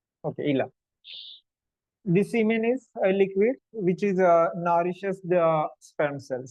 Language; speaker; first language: English; non-native, local second language; Telugu